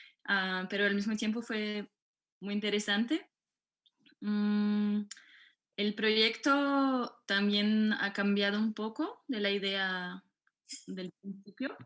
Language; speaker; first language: Spanish; non-native, fluent; French